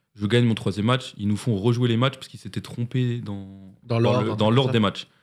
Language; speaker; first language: French; native; French